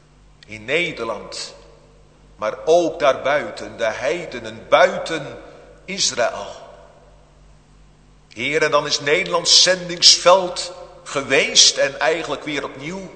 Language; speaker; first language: Dutch; native; Dutch